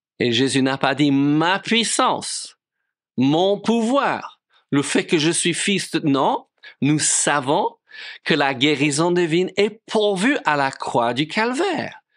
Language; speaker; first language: French; non-native, fluent; English